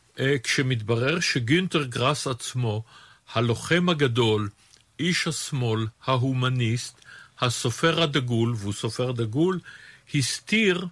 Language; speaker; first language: Hebrew; native; Hebrew